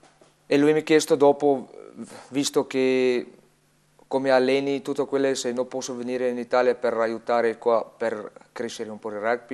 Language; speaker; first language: Italian; non-native, learner; Afrikaans